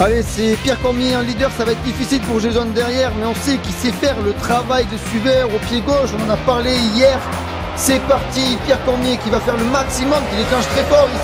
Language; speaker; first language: French; native; French